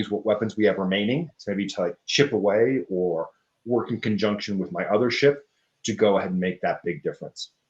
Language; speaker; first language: English; native; English